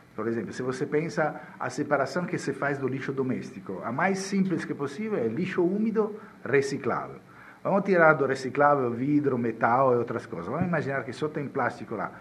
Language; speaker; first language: Portuguese; non-native, fluent; Italian